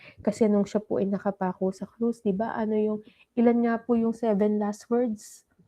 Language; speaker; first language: Filipino; non-native, local second language; Pampanga